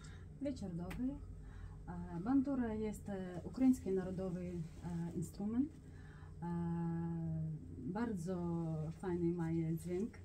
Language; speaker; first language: Polish; non-native, learner; Ukrainian